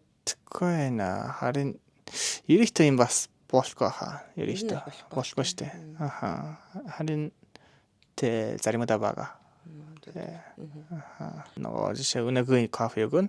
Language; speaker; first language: Mongolian; non-native, learner; Japanese